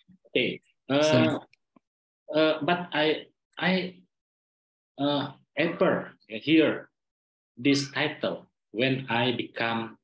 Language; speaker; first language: English; non-native, learner; Indonesian